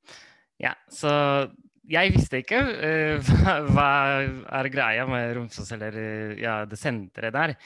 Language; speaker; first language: Norwegian; non-native, fluent; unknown